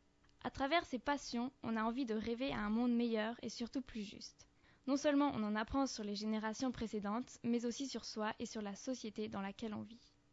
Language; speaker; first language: French; native; French